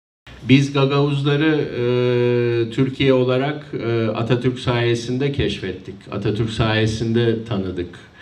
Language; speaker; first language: Turkish; native; Turkish